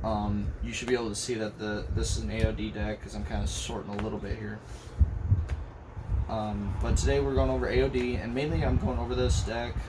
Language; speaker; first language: English; native; English